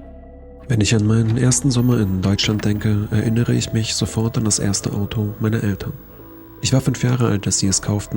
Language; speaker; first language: German; early bilingual, other home language; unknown